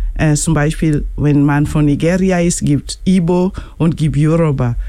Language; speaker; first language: German; non-native, learner; Luo (Kenya and Tanzania)